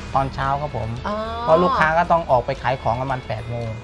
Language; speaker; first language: Thai; native; Thai